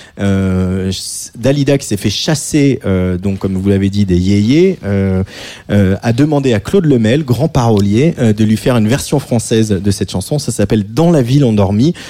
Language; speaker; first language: French; native; French